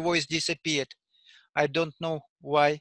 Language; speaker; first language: English; non-native, learner; Russian